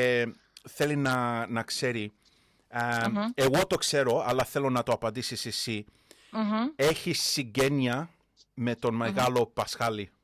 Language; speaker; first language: Greek; early bilingual, heritage; Greek